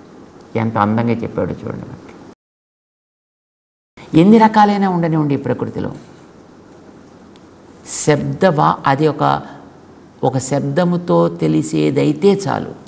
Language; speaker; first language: Telugu; native; Telugu